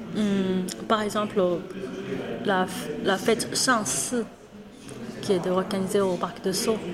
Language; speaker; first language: French; non-native, fluent; Chinese